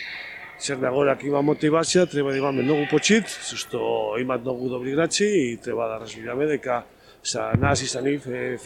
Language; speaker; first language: Macedonian; non-native, learner; Spanish